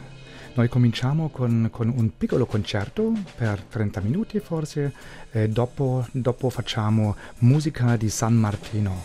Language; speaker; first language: Italian; non-native, learner; German